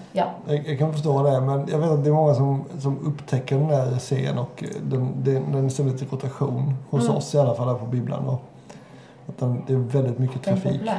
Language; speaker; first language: Swedish; native; Swedish